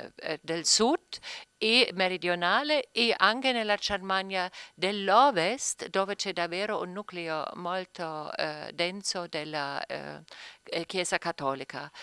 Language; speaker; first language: Italian; non-native, fluent; German